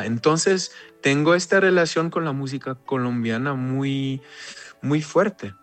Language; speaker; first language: Spanish; non-native, fluent; Hebrew